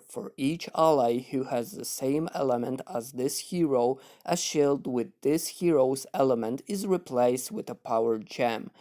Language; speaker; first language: English; non-native, fluent; Polish